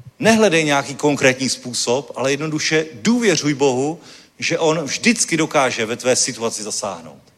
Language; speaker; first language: Czech; native; Czech